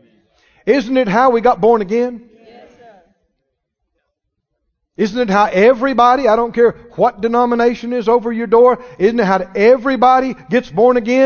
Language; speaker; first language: English; native; English